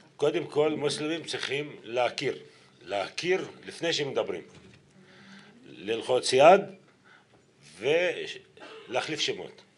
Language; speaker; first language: Hebrew; non-native, local second language; Arabic